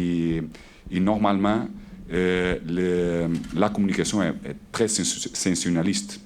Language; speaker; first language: French; non-native, learner; Portuguese